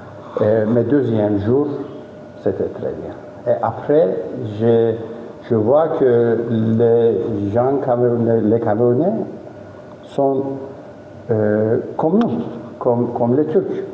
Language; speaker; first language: French; non-native, fluent; Turkish